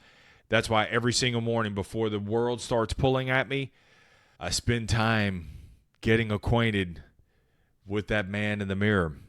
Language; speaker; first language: English; native; English